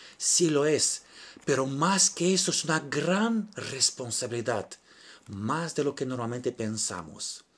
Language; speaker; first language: Spanish; non-native, fluent; Romanian